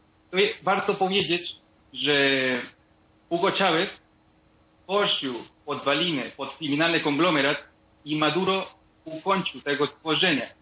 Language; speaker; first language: Polish; non-native, learner; Spanish